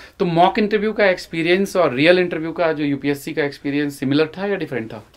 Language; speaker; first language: Hindi; native; Hindi